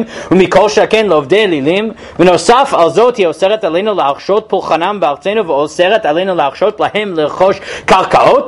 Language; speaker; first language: Hebrew; non-native, fluent; English